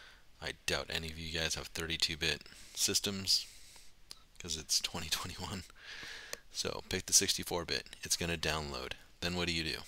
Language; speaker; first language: English; native; English